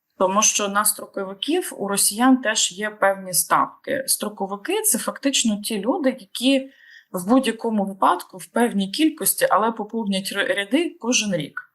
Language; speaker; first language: Ukrainian; native; Ukrainian